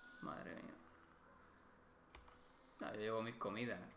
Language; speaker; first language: Spanish; native; Spanish